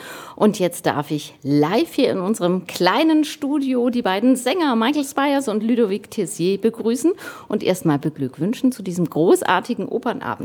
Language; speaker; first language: German; native; German